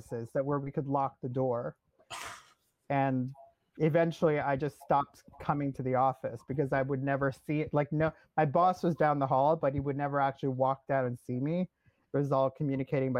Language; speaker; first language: English; native; English